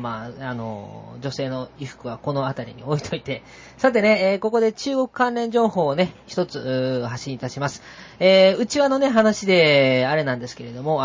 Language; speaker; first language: Japanese; native; Japanese